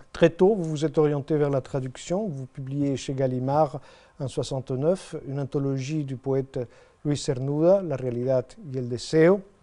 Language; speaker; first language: French; non-native, fluent; Spanish